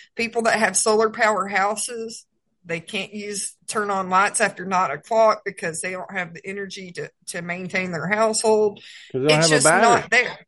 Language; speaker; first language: English; native; English